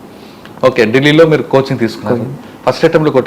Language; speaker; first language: Telugu; native; Telugu